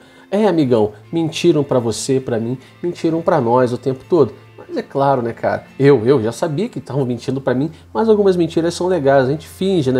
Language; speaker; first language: Portuguese; native; Portuguese